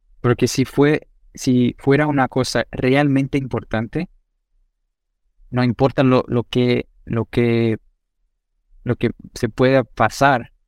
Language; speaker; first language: Spanish; non-native, fluent; Portuguese